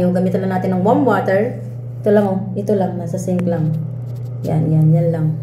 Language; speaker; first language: Filipino; native; Filipino